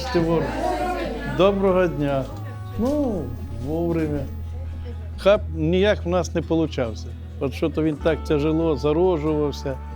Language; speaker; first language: Ukrainian; native; Ukrainian